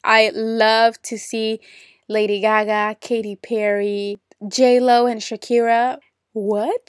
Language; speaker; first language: English; non-native, fluent; Spanish